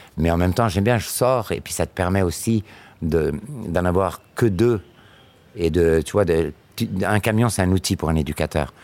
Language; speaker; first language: French; native; French